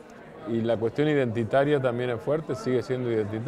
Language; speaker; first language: Spanish; native; Spanish